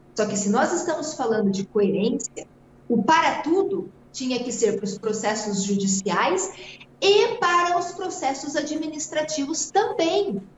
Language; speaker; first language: Portuguese; native; Portuguese